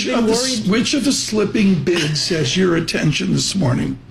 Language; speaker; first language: English; native; English